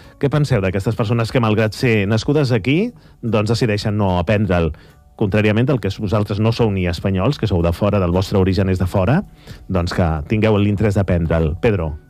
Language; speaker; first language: Catalan; native; Catalan